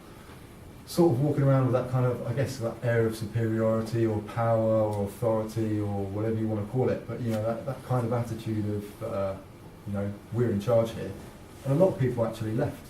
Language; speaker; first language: English; native; English